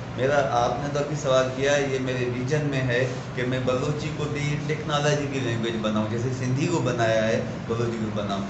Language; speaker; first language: Urdu; non-native, local second language; Sindhi